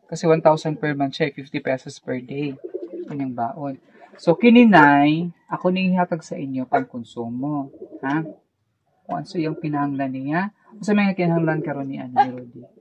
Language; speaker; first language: Filipino; non-native, local second language; Cebuano